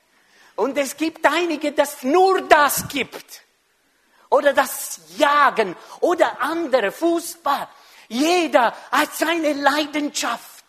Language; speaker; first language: German; non-native, local second language; French